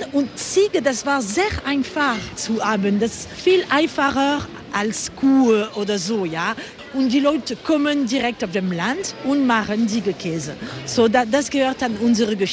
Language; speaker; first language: German; non-native, fluent; French